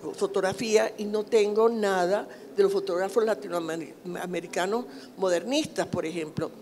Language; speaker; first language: Spanish; native; Spanish